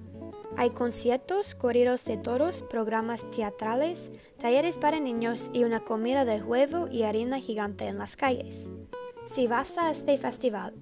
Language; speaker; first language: Spanish; non-native, learner; English